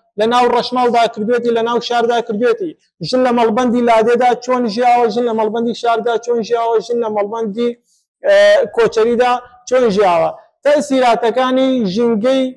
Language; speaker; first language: Central Kurdish; native; Central Kurdish